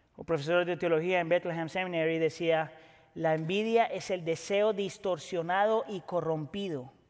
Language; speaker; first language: Spanish; native; Spanish